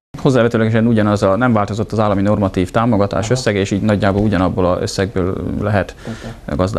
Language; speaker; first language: Hungarian; native; Hungarian